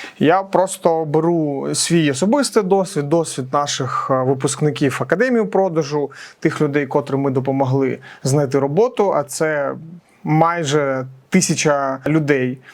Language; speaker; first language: Ukrainian; native; Ukrainian